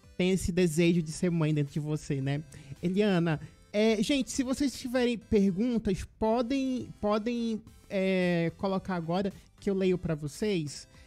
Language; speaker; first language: Portuguese; native; Portuguese